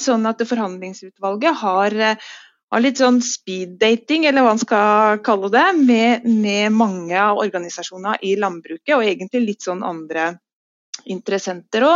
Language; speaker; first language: Norwegian; native; Norwegian